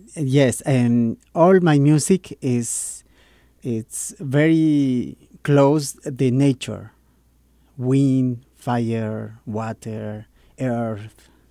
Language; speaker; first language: English; non-native, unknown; Spanish